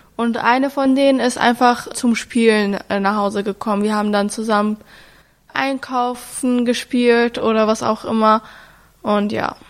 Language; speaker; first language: German; early bilingual, other home language; Arabic